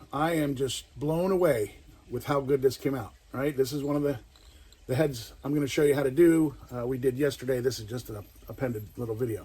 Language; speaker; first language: English; native; English